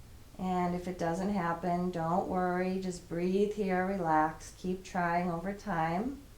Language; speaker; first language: English; native; English